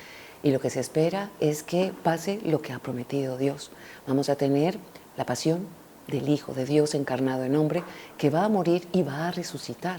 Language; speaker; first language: Spanish; native; Spanish